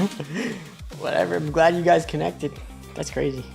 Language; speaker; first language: English; native; English